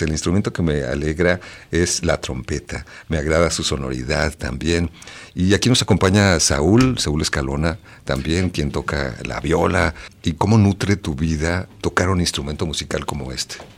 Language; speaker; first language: Spanish; native; Spanish